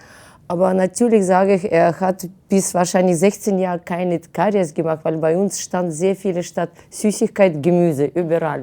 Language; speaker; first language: German; non-native, fluent; Russian